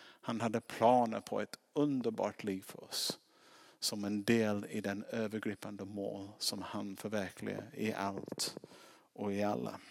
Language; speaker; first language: Swedish; non-native, fluent; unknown